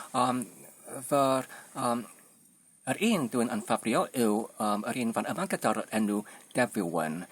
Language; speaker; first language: Welsh; non-native, learner; Polish